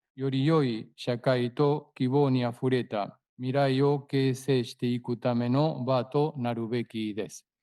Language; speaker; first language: Japanese; non-native, fluent; Spanish